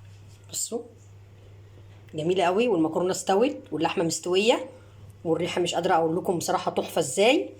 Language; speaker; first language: Arabic; native; Arabic